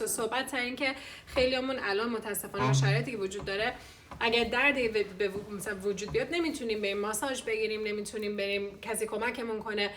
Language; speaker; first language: Persian; early bilingual, heritage; Persian